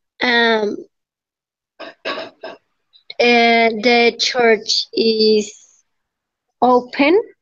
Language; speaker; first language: English; non-native, learner; Spanish